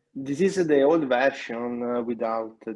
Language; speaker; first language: English; non-native, learner; Italian